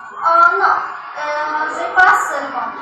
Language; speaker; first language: French; non-native, learner; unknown